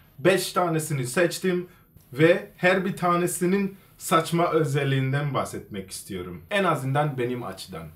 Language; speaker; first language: Turkish; non-native, fluent; Swahili